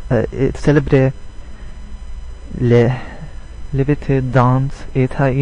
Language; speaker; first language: French; non-native, learner; English